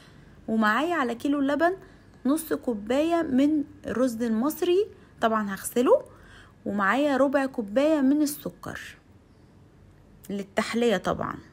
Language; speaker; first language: Arabic; native; Arabic